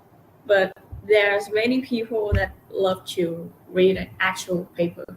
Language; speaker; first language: English; non-native, learner; Thai